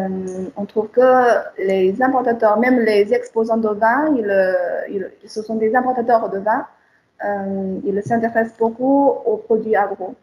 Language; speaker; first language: French; non-native, fluent; Chinese